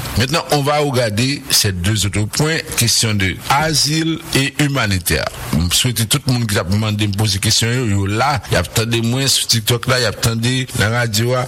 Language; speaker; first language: French; non-native, local second language; Haitian Creole